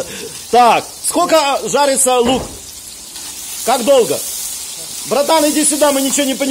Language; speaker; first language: Russian; native; Russian